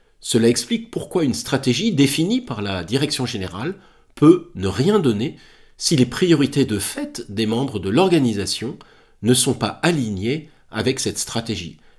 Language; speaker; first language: French; native; French